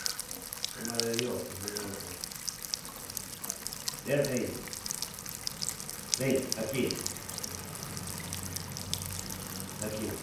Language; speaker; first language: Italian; non-native, learner; Spanish